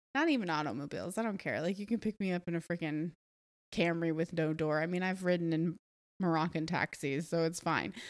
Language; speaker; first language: English; native; English